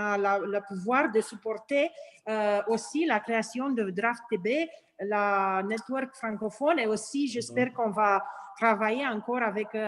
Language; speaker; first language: French; non-native, learner; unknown